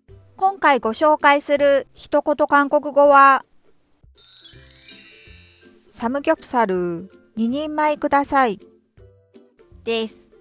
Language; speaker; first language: Japanese; non-native, fluent; Korean